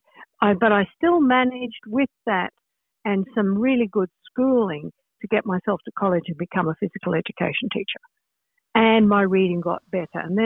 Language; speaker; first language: English; native; English